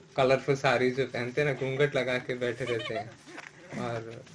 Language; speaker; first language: Hindi; non-native, local second language; Malayalam